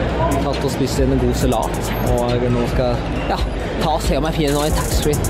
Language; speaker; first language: Norwegian; native; Norwegian